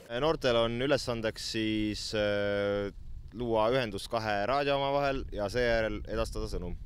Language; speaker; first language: Estonian; native; Estonian